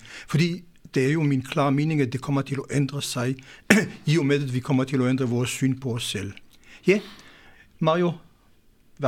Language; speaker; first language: Danish; non-native, fluent; Hebrew